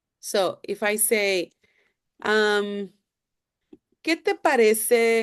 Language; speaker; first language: Spanish; non-native, fluent; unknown